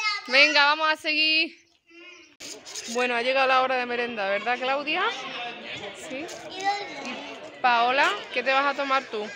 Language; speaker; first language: Spanish; native; Spanish